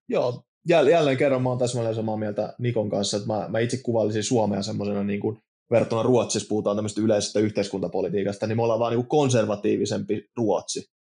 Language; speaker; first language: Finnish; native; Finnish